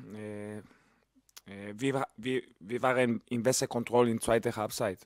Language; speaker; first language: German; non-native, learner; Spanish